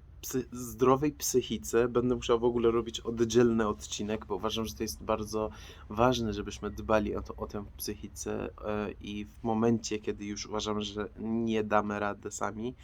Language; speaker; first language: Polish; non-native, fluent; Persian